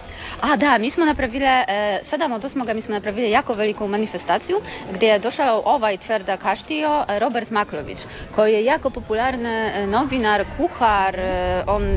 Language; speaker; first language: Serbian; non-native, learner; Polish